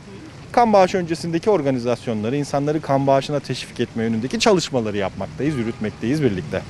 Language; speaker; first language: Turkish; native; Turkish